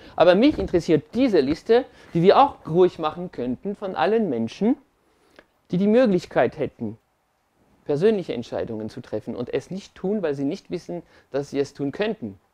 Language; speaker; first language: German; non-native, fluent; French